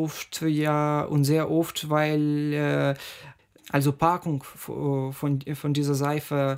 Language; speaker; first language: German; non-native, fluent; Ukrainian